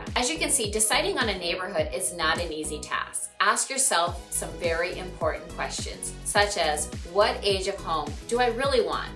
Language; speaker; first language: English; native; English